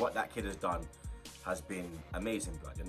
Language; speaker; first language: English; native; English